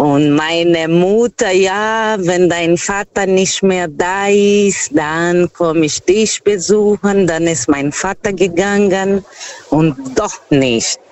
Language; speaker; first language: German; non-native, fluent; Portuguese